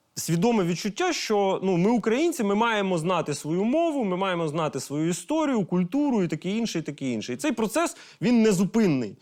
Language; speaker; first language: Ukrainian; non-native, local second language; Russian